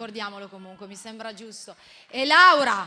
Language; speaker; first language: Italian; native; Italian